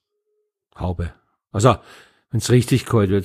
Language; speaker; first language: German; native; German